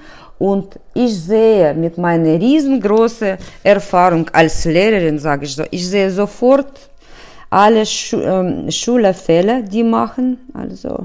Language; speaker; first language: German; non-native, learner; Russian